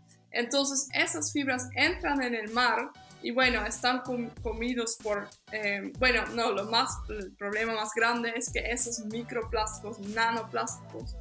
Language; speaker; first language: Spanish; non-native, fluent; Dutch